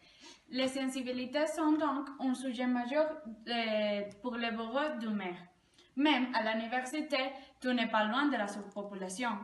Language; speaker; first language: French; non-native, learner; Spanish